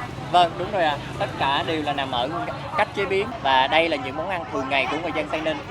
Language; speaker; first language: Vietnamese; native; Vietnamese